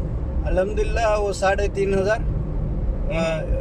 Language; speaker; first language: Hindi; non-native, learner; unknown